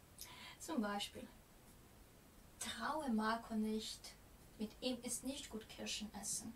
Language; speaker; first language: German; non-native, fluent; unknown